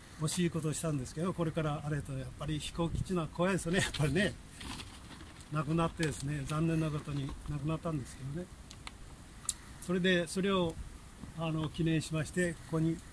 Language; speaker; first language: Japanese; native; Japanese